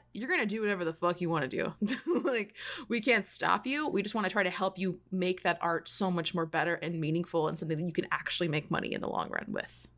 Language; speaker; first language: English; native; English